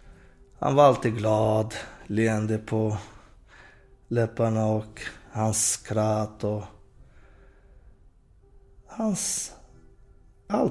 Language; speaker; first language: Swedish; non-native, fluent; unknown